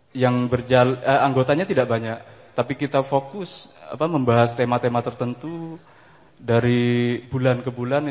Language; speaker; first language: Indonesian; non-native, local second language; Madurese